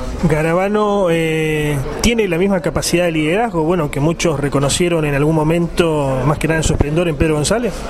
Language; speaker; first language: Spanish; native; Spanish